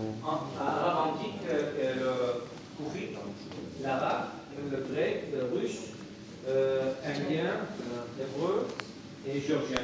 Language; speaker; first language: French; non-native, learner; Armenian